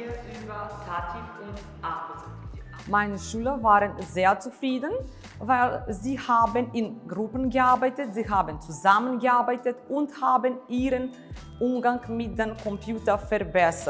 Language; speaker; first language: German; non-native, fluent; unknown